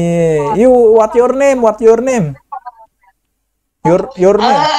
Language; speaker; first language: English; non-native, learner; Indonesian